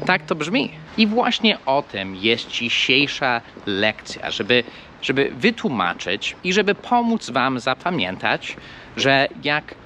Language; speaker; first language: Polish; non-native, fluent; English